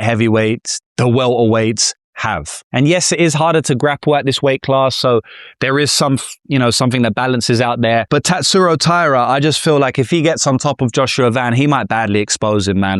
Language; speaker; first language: English; native; English